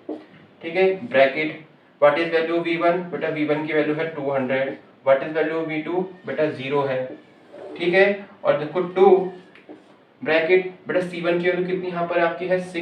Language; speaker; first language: Hindi; native; Hindi